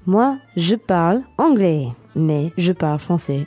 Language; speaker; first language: French; non-native, learner; English